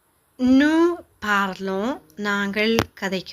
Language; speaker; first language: French; non-native, fluent; Tamil